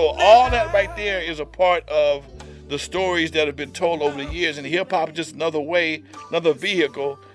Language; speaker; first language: English; native; English